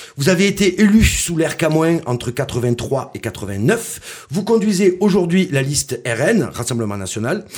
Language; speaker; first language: French; native; French